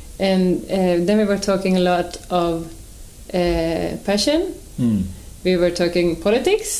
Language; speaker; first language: English; non-native, fluent; Swedish